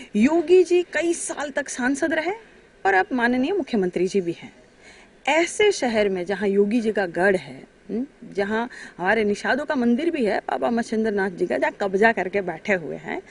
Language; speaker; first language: Hindi; native; Hindi